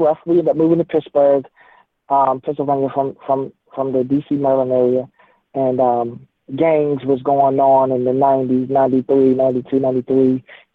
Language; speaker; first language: English; native; English